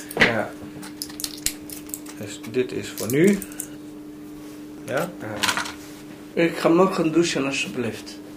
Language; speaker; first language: Dutch; non-native, learner; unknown